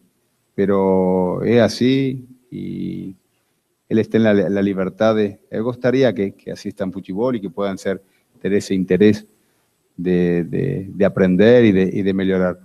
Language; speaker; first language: Spanish; non-native, fluent; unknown